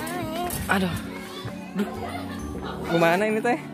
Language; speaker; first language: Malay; non-native, local second language; Sundanese